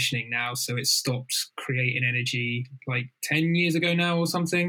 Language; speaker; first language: English; native; English